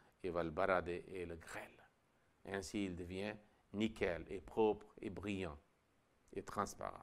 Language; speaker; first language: French; non-native, local second language; Wolof